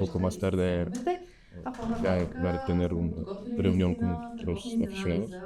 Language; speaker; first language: Spanish; non-native, learner; Bulgarian